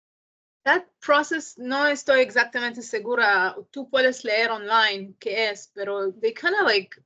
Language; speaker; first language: Spanish; non-native, learner; English